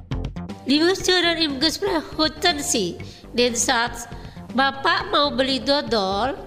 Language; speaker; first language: German; non-native, fluent; Indonesian